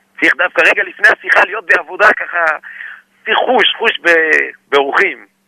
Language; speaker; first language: Hebrew; native; Hebrew